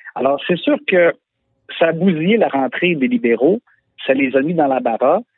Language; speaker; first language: French; native; French